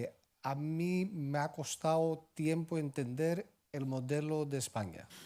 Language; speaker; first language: Spanish; non-native, fluent; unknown